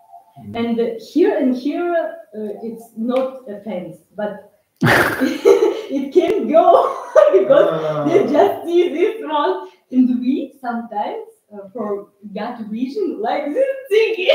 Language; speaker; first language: English; non-native, learner; Russian